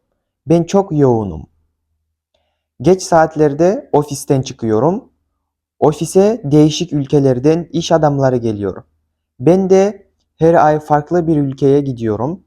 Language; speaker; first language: Turkish; non-native, fluent; Kyrgyz